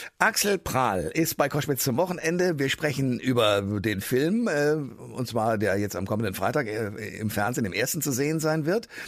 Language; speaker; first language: German; native; German